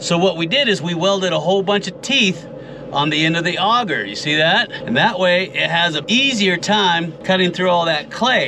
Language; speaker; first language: English; native; English